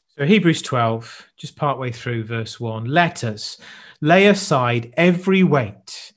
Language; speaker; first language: English; native; English